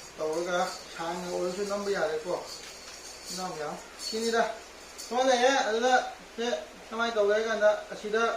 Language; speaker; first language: Manipuri; native; Manipuri